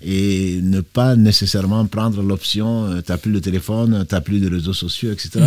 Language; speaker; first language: French; native; French